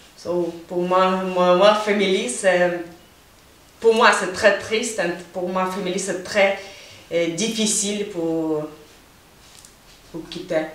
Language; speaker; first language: French; non-native, learner; Ukrainian